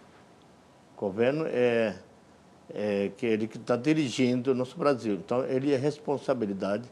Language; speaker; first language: Portuguese; non-native, local second language; Yanomámi